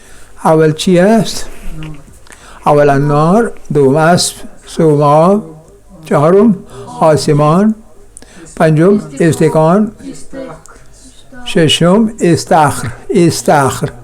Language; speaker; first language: Persian; non-native, fluent; Kashmiri